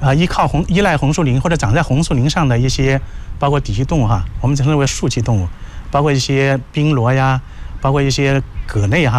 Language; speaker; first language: Chinese; native; Chinese